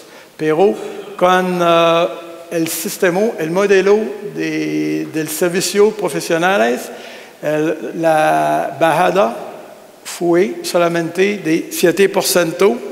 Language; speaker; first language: Spanish; non-native, learner; French